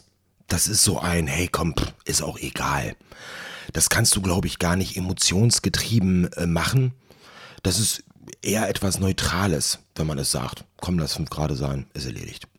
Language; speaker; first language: German; native; German